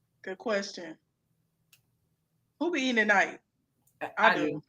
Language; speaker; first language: English; native; English